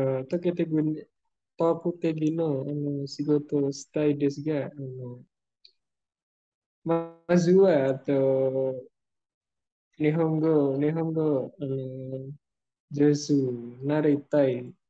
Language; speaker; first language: Japanese; non-native, learner; Javanese